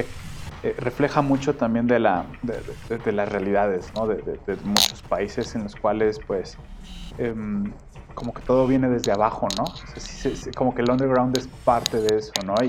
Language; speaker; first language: Spanish; native; Spanish